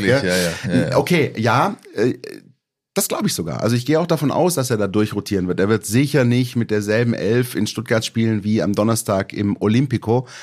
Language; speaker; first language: German; native; German